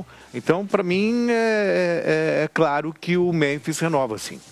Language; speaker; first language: Portuguese; native; Portuguese